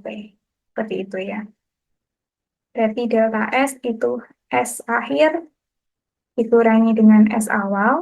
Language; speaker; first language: Indonesian; native; Indonesian